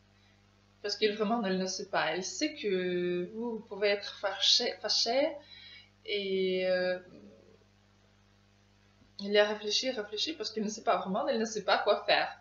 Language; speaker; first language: French; non-native, learner; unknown